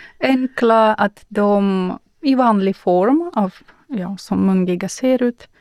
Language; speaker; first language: Swedish; non-native, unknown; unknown